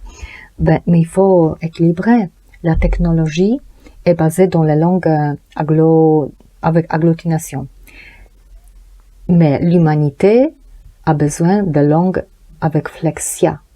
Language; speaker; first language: French; non-native, learner; Polish